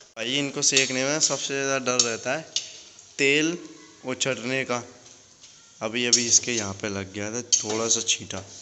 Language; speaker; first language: Hindi; native; Hindi